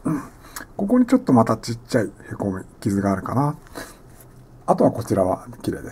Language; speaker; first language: Japanese; native; Japanese